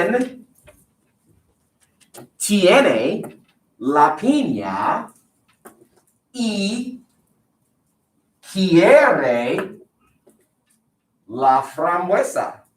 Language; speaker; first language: Spanish; non-native, fluent; English